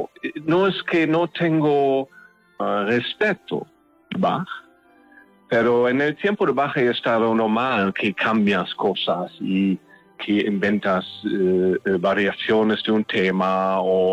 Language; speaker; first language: Spanish; non-native, learner; German